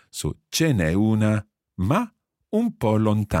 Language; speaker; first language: Italian; non-native, fluent; English